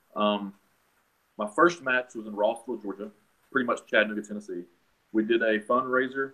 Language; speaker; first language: English; native; English